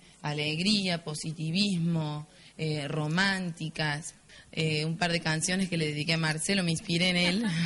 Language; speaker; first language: Spanish; native; Spanish